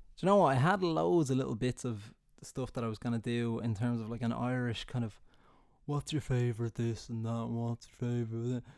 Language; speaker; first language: English; native; English